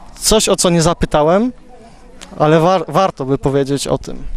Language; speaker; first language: Polish; native; Polish